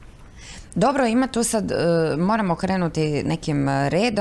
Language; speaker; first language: Croatian; native; Croatian